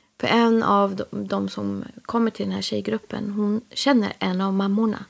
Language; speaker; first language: Swedish; early bilingual, other home language; Spanish